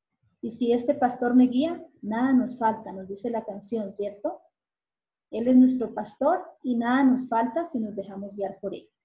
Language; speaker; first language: Spanish; native; Spanish